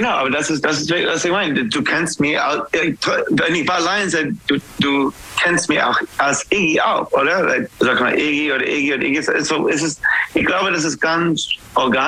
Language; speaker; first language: German; non-native, fluent; English